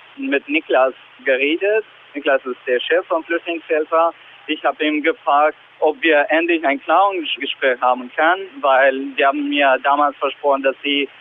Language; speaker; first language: German; non-native, learner; Kurdish